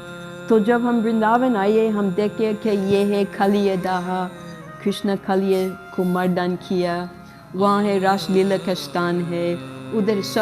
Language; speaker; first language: Hindi; non-native, learner; English